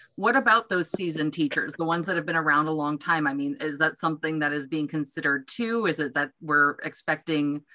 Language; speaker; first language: English; native; English